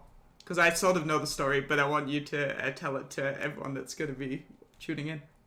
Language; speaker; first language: English; native; English